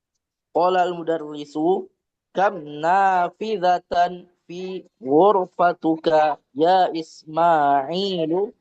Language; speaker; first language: Arabic; non-native, learner; Indonesian